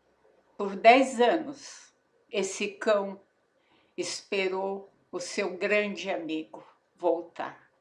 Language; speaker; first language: Portuguese; native; Portuguese